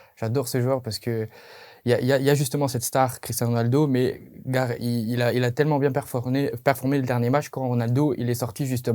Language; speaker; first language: French; native; French